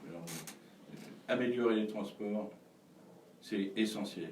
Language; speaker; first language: French; native; French